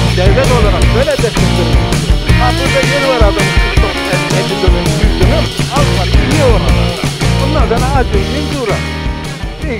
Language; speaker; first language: Turkish; native; Turkish